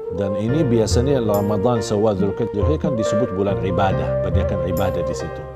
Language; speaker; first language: Indonesian; non-native, fluent; Arabic